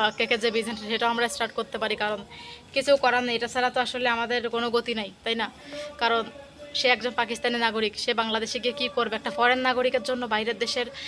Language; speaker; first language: Bangla; native; Bangla